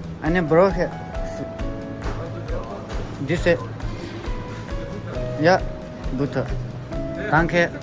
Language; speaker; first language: German; non-native, learner; Tibetan